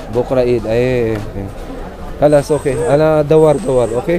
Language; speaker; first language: Arabic; non-native, learner; Filipino